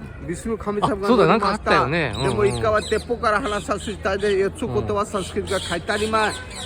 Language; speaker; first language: Japanese; non-native, learner; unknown